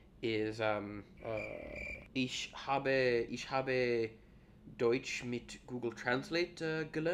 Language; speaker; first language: German; non-native, learner; English